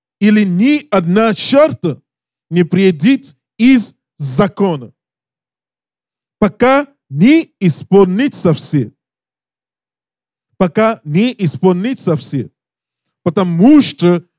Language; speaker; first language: Russian; non-native, learner; English